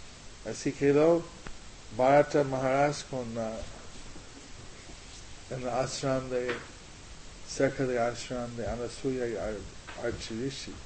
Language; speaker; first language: Spanish; non-native, learner; English